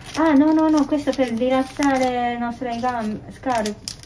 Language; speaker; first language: Italian; non-native, learner; Japanese